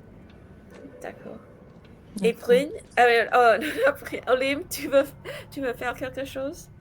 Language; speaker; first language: French; non-native, learner; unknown